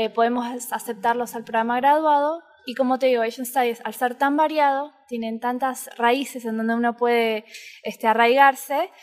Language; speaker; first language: Spanish; native; Spanish